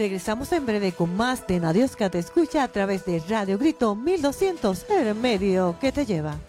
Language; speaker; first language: Spanish; native; Spanish